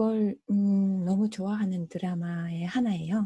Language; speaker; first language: Korean; non-native, fluent; Japanese